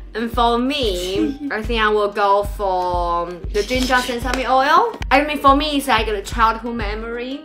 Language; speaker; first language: English; non-native, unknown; Chinese